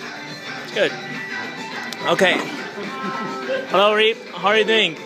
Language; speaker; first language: English; non-native, fluent; Persian